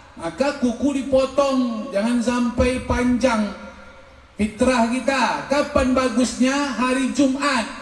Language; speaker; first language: Malay; native; Malay